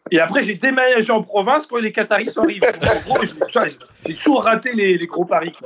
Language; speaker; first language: French; native; French